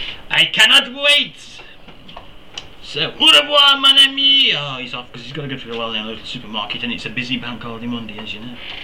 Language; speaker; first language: English; native; English